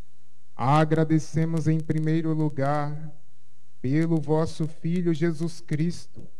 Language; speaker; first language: Portuguese; native; Portuguese